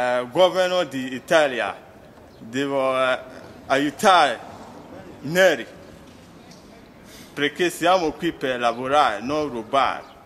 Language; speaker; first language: Italian; non-native, learner; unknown